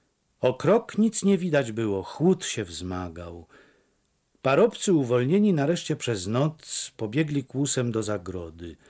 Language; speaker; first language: Polish; native; Polish